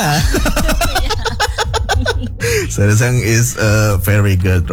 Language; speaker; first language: English; non-native, learner; Indonesian